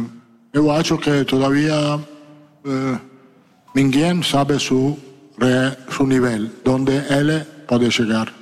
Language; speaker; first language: Portuguese; non-native, fluent; Italian